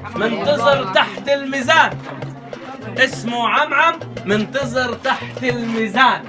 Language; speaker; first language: Arabic; native; Arabic